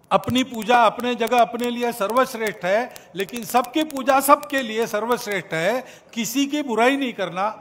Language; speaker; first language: Hindi; non-native, local second language; Marathi